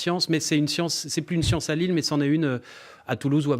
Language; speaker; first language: French; native; French